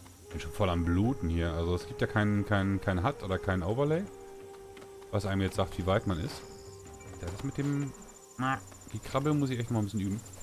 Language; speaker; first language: German; native; German